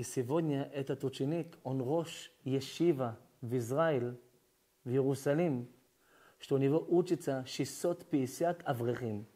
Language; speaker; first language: Russian; early bilingual, heritage; Russian